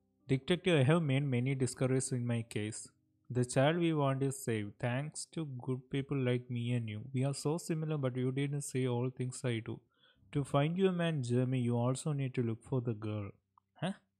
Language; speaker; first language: English; non-native, local second language; Malayalam